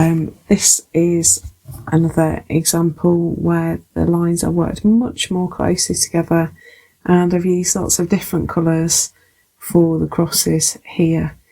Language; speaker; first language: English; native; English